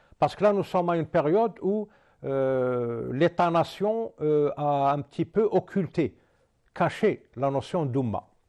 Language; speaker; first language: French; non-native, local second language; Arabic